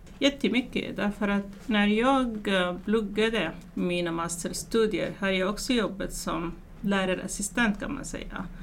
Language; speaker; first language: Swedish; non-native, fluent; Arabic